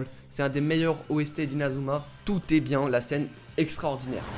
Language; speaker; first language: French; native; French